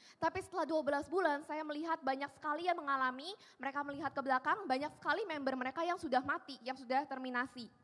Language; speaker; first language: Indonesian; native; Indonesian